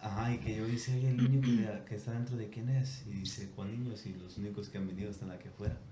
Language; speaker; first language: Spanish; early bilingual, heritage; Spanish